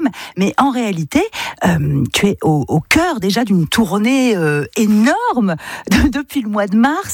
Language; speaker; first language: French; native; French